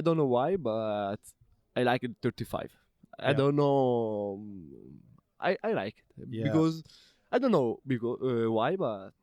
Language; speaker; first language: English; non-native, learner; Italian